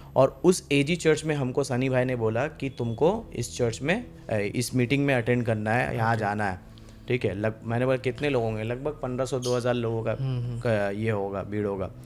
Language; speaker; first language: Hindi; non-native, local second language; Bangla